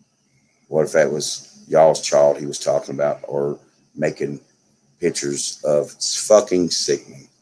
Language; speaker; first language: English; native; English